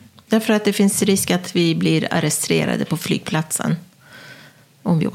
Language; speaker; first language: Swedish; non-native, fluent; Persian